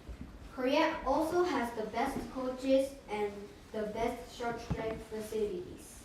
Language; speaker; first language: English; non-native, fluent; Korean